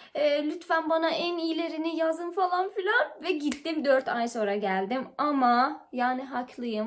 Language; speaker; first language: Turkish; non-native, learner; Persian